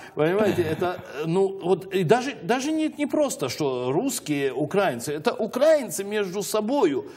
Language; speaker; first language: Russian; native; Russian